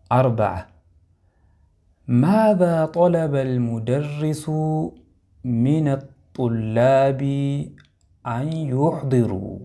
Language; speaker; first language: Arabic; non-native, fluent; Amharic